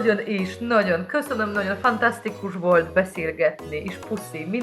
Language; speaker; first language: Hungarian; non-native, learner; Polish